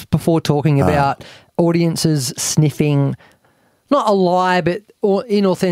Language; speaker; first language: English; native; English